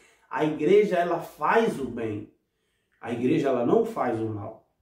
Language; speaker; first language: Portuguese; native; Portuguese